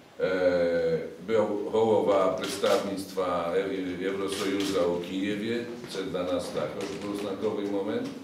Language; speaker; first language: Polish; non-native, learner; Ukrainian